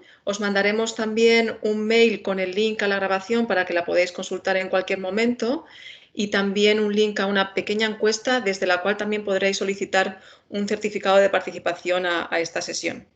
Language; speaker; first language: Spanish; native; Spanish